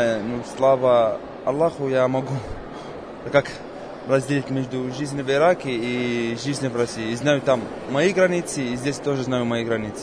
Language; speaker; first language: Russian; non-native, fluent; Arabic